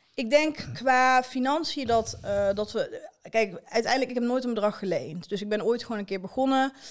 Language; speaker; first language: Dutch; native; Dutch